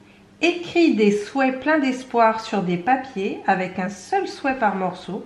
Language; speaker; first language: French; native; French